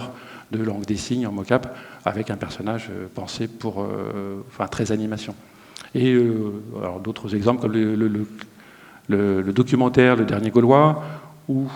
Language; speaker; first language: French; native; French